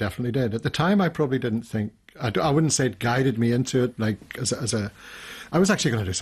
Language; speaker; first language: English; native; English